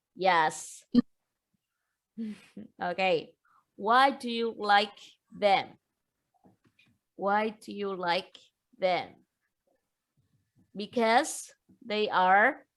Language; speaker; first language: English; non-native, learner; Vietnamese